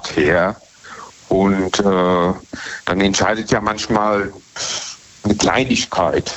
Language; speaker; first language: German; native; German